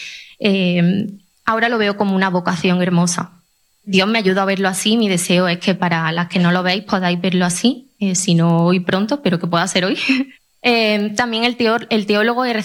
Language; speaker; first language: Spanish; native; Spanish